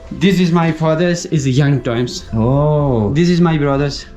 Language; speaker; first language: English; non-native, learner; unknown